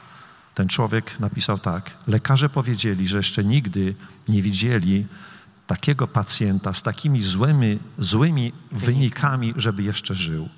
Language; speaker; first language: Polish; native; Polish